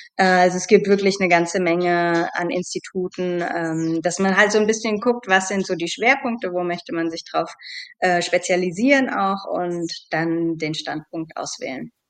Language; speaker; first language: German; native; German